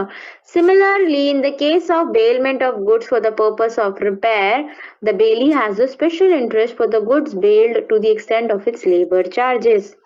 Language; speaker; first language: English; non-native, local second language; Hindi